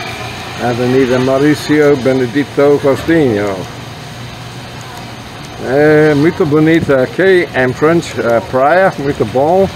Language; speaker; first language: Portuguese; non-native, learner; English